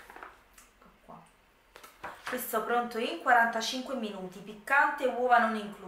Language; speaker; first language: Italian; native; Italian